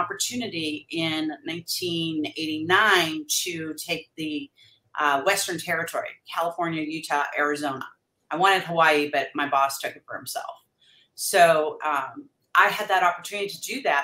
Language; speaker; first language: English; native; English